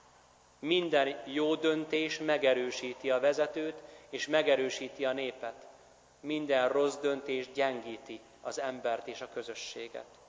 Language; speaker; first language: Hungarian; native; Hungarian